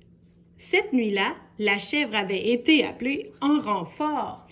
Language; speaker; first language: French; native; French